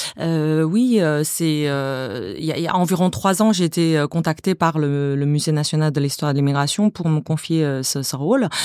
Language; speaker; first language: French; non-native, fluent; Chinese